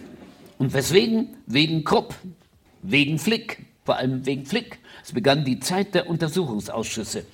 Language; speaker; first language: German; native; German